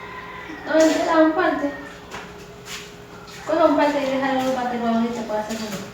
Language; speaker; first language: Spanish; non-native, learner; Haitian Creole